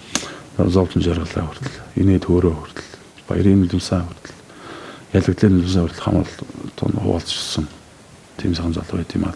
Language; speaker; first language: Mongolian; native; Mongolian